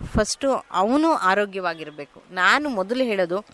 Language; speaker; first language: Kannada; native; Kannada